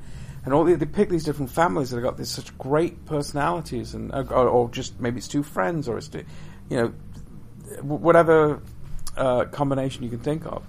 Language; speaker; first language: English; native; English